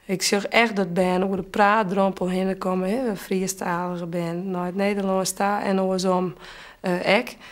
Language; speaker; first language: Dutch; non-native, local second language; Western Frisian